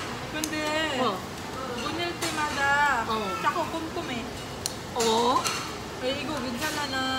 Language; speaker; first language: Korean; non-native, learner; Filipino